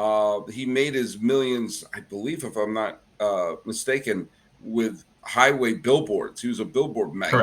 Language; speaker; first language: English; native; English